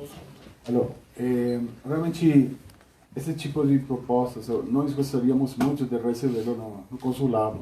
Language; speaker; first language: Portuguese; non-native, fluent; Spanish